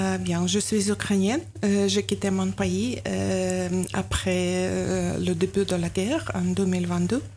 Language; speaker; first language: French; non-native, learner; Ukrainian